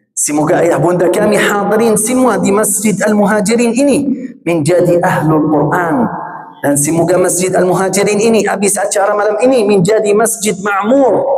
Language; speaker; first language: Malay; non-native, fluent; Arabic